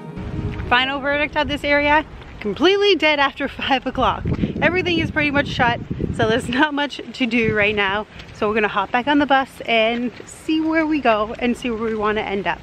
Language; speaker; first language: English; native; English